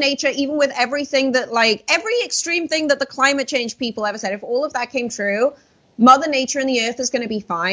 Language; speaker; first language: English; native; English